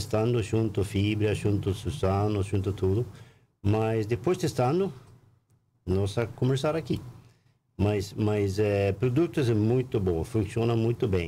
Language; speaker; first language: Portuguese; non-native, learner; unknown